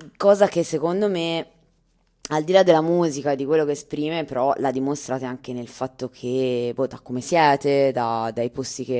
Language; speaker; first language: Italian; native; Italian